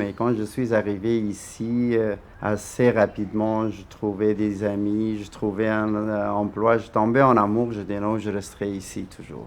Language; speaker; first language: French; non-native, fluent; Persian